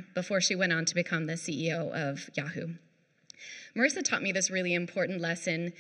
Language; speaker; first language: English; native; English